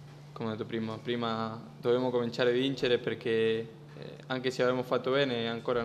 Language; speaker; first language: Italian; non-native, fluent; Spanish